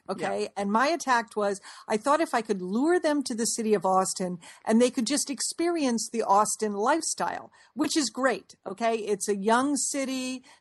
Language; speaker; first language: English; native; English